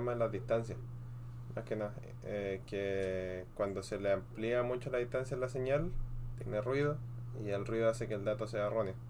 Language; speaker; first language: Spanish; native; Spanish